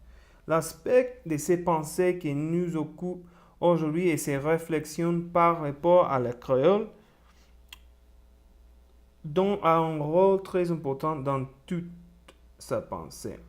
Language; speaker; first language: French; non-native, learner; Spanish